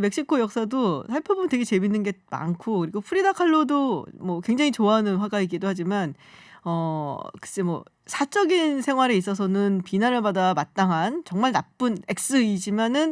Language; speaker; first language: Korean; native; Korean